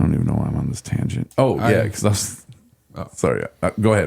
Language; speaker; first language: English; native; English